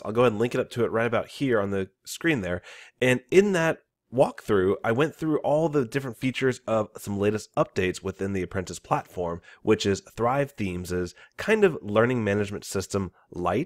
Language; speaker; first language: English; native; English